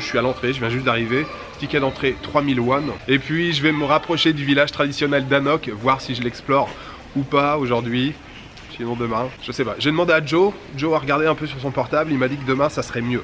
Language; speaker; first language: French; native; French